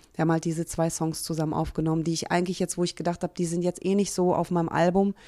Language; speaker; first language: German; early bilingual, other home language; Hungarian